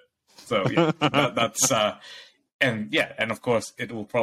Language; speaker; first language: English; non-native, local second language; Bangla